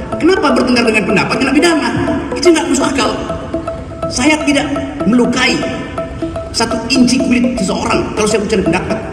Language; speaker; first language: Indonesian; native; Indonesian